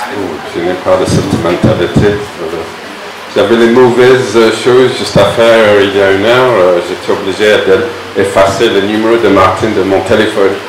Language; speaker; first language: French; non-native, fluent; English